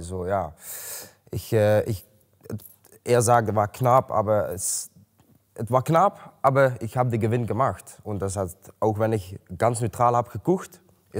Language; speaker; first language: German; non-native, learner; Dutch